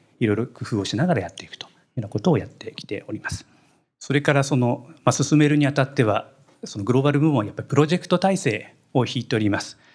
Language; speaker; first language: Japanese; native; Japanese